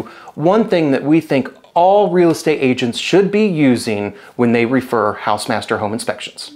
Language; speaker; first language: English; native; English